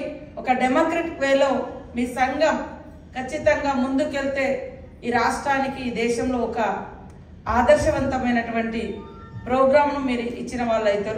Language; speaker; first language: Telugu; native; Telugu